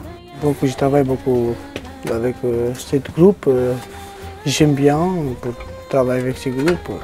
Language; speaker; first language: French; non-native, learner; Romanian